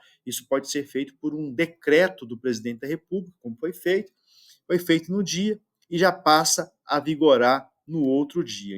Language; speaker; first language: Portuguese; native; Portuguese